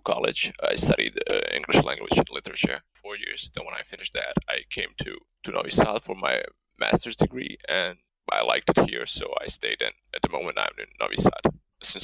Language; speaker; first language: English; non-native, fluent; Bosnian